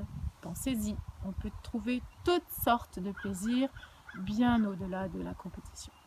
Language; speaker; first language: French; native; French